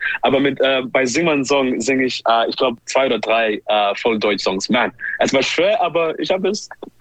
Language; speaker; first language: German; non-native, learner; English